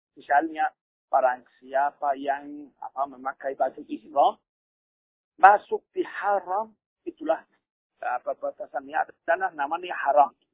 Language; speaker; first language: Indonesian; non-native, fluent; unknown